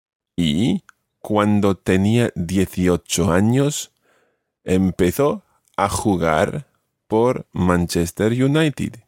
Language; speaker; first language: Spanish; non-native, fluent; English